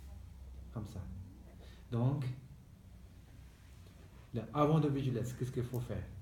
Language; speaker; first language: French; non-native, learner; Tibetan